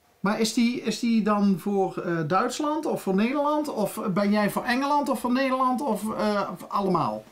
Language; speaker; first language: Dutch; native; Dutch